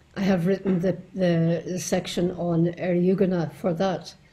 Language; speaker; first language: English; native; English